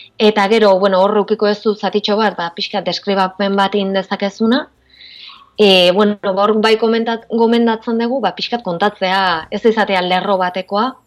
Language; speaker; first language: Basque; native; Basque